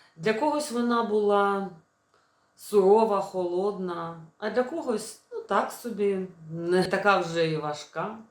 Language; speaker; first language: Ukrainian; non-native, local second language; Russian